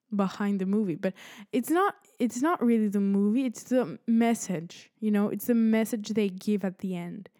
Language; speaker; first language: English; early bilingual, other home language; Spanish